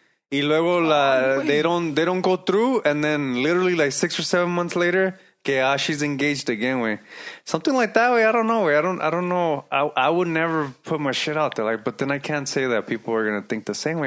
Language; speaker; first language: English; early bilingual, other home language; Spanish